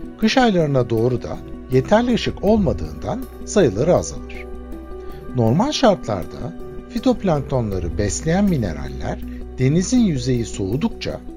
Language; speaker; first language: Turkish; native; Turkish